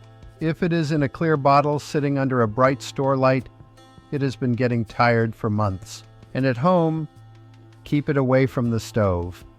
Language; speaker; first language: English; non-native, fluent; Italian